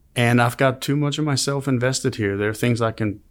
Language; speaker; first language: English; non-native, fluent; Danish